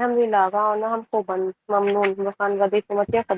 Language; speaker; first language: Persian; non-native, learner; Urdu